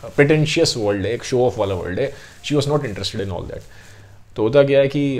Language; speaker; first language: Hindi; native; Hindi